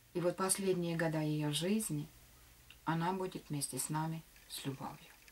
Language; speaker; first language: Russian; non-native, local second language; Latvian